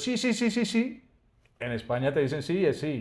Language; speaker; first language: Spanish; native; Spanish